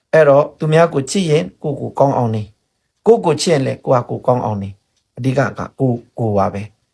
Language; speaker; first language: Burmese; non-native, local second language; Pa'o Karen